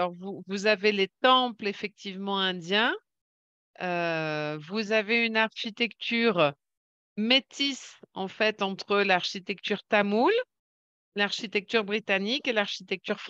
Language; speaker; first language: French; native; French